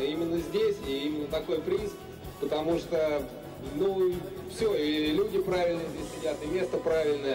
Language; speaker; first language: Russian; native; Russian